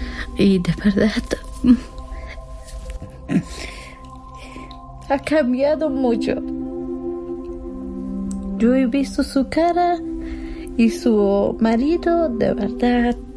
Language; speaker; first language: Spanish; non-native, learner; Persian